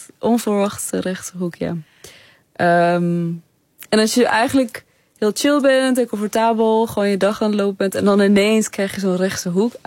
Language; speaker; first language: Dutch; early bilingual, other home language; Persian